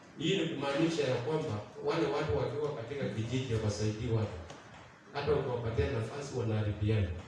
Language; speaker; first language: Swahili; non-native, local second language; Kamba